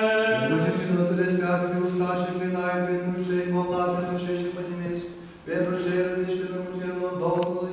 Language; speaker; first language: Romanian; native; Romanian